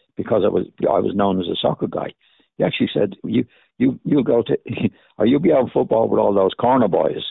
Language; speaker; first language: English; native; English